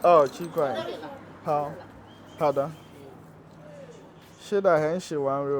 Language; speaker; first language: Chinese; non-native, learner; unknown